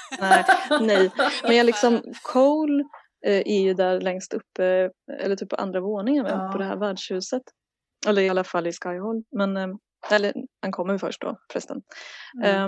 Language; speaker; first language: Swedish; native; Swedish